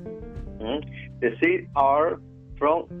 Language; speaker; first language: English; non-native, learner; Spanish